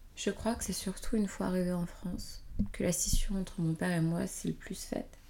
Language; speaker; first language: French; native; French